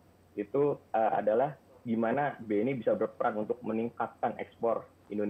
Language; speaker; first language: Indonesian; native; Indonesian